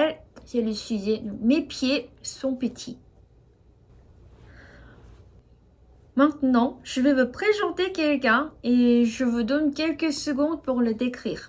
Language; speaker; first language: French; non-native, fluent; Korean